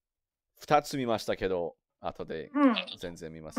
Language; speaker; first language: Japanese; non-native, learner; English